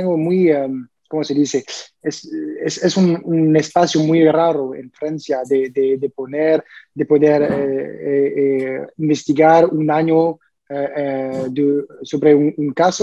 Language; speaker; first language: Spanish; non-native, learner; French